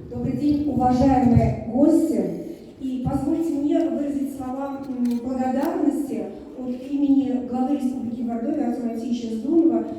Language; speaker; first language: Russian; native; Russian